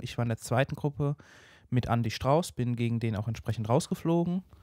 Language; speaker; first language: German; native; German